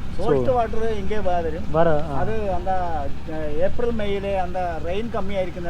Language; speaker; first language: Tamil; non-native, local second language; Malayalam